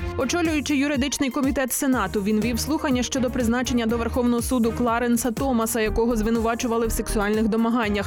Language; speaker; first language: Ukrainian; native; Ukrainian